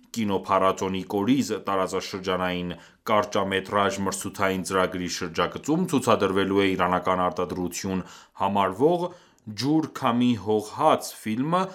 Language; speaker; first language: Armenian; early bilingual, heritage; Armenian